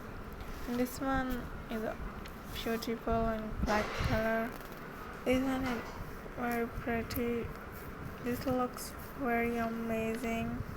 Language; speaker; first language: English; non-native, learner; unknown